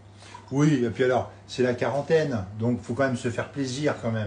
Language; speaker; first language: French; native; French